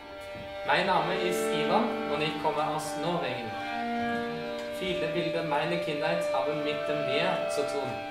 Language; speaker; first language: German; non-native, fluent; Norwegian